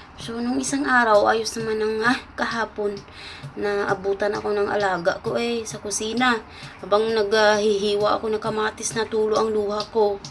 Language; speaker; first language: Filipino; non-native, local second language; Cebuano